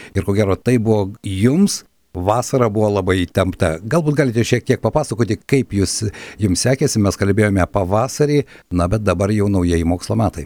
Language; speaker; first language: Lithuanian; native; Lithuanian